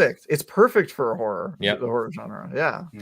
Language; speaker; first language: English; native; English